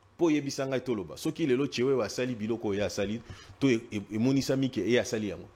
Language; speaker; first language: Lingala; non-native, local second language; Luba-Lulua